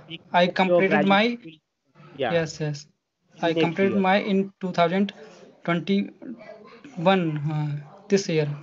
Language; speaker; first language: English; non-native, learner; Hindi